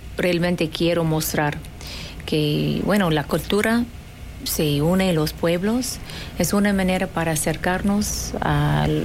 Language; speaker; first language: Spanish; non-native, fluent; Arabic